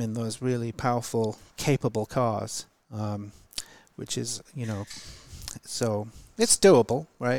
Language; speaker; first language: English; native; English